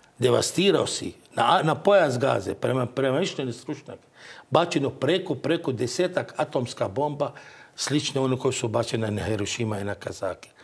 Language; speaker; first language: Croatian; non-native, fluent; Arabic